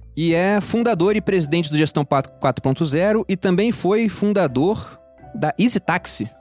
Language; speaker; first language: Portuguese; native; Portuguese